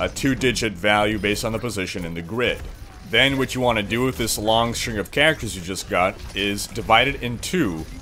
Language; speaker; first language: English; native; English